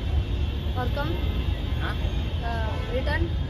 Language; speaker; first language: English; non-native, local second language; Hindi